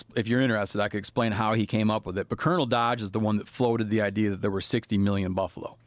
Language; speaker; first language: English; native; English